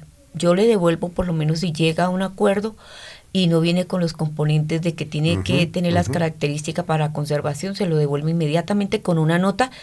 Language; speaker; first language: Spanish; native; Spanish